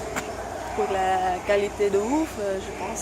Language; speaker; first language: French; non-native, fluent; Vietnamese